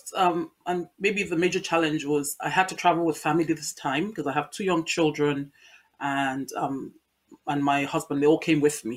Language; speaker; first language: English; non-native, local second language; Yoruba